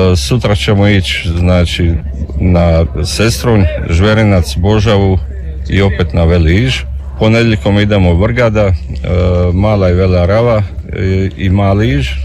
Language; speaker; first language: Croatian; native; Croatian